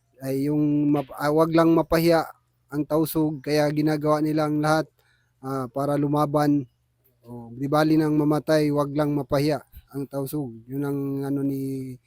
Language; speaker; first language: Filipino; non-native, local second language; Tausug